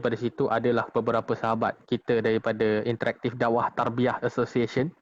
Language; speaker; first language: Malay; non-native, local second language; Chinese